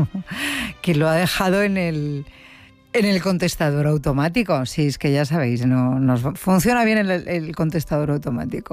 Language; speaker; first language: Spanish; native; Spanish